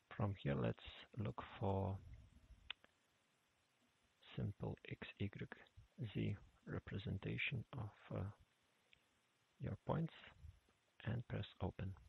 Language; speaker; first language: English; non-native, fluent; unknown